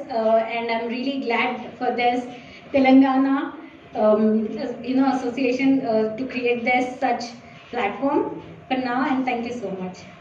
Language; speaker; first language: English; non-native, local second language; Telugu